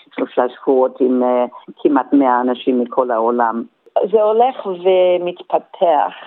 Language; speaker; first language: Hebrew; non-native, fluent; Yiddish